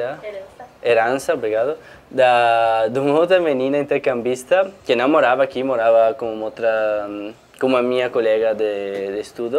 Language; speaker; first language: Portuguese; non-native, fluent; Italian